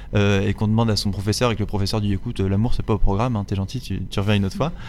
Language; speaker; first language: French; native; French